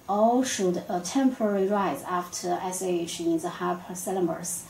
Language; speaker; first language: English; non-native, fluent; Chinese